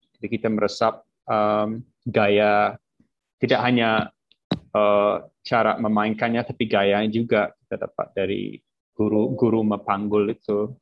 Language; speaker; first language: Indonesian; non-native, fluent; English